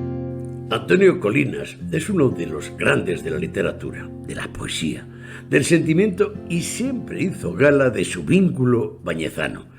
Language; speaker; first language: Spanish; native; Spanish